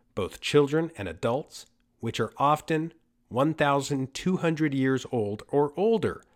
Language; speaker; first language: English; early bilingual, other home language; Spanish